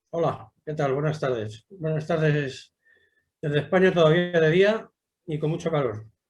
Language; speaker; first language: Spanish; native; Spanish